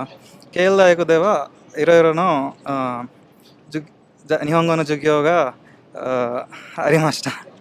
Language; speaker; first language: Japanese; non-native, learner; Telugu